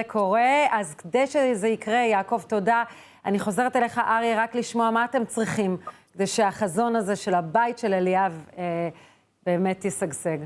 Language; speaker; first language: Hebrew; native; Hebrew